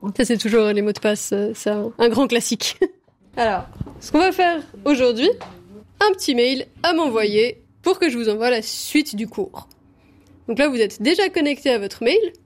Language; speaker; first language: French; native; French